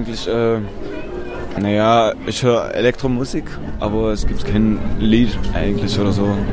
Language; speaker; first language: German; non-native, learner; Arabic